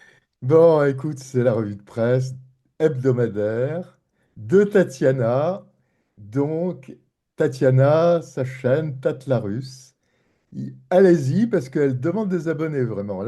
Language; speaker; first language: French; native; French